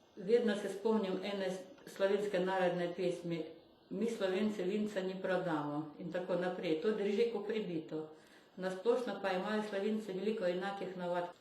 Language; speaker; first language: Slovenian; non-native, fluent; Russian